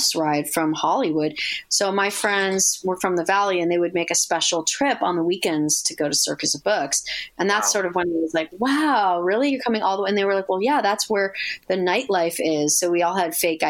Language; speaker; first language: English; native; English